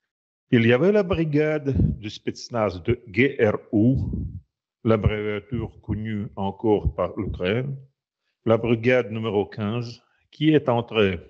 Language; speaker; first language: French; non-native, fluent; Russian